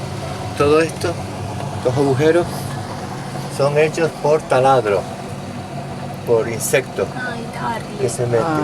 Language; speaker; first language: Spanish; native; Spanish